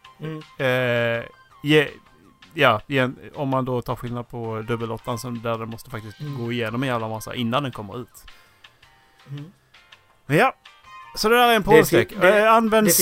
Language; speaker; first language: Swedish; native; Swedish